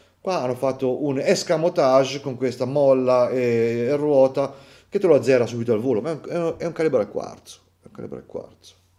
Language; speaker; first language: Italian; native; Italian